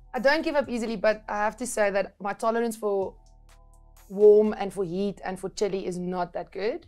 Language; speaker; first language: English; non-native, local second language; Afrikaans